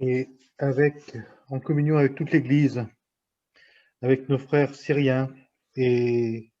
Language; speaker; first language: French; native; French